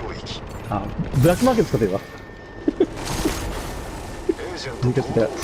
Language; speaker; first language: Japanese; native; Japanese